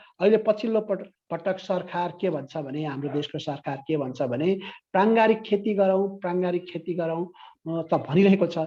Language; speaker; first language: Nepali; non-native, local second language; Newari